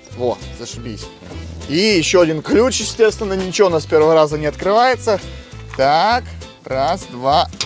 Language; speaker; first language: Russian; native; Russian